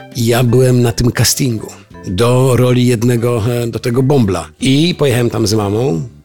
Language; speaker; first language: Polish; native; Polish